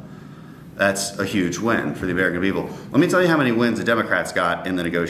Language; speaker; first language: English; native; English